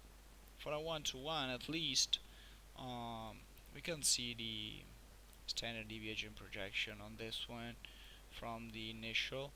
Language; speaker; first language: English; non-native, fluent; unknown